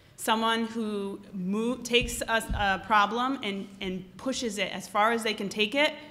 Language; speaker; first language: English; native; English